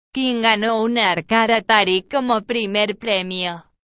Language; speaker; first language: Spanish; non-native, learner; Portuguese